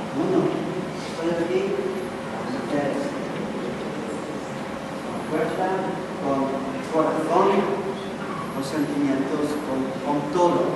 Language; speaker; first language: Spanish; non-native, learner; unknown